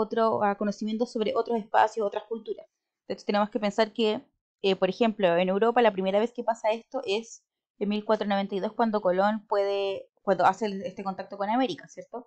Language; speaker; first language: Spanish; native; Spanish